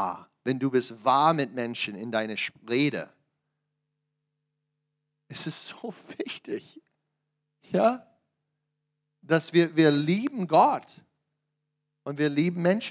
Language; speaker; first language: German; non-native, learner; English